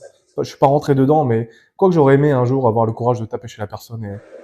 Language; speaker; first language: French; native; French